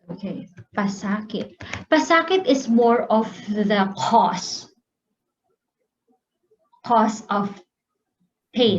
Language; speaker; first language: English; non-native, local second language; Filipino